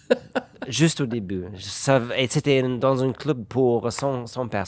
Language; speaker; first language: French; non-native, fluent; German